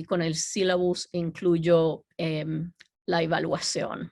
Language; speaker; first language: Spanish; non-native, fluent; English